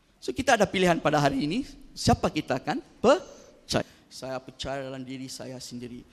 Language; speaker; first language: Malay; non-native, local second language; Tamil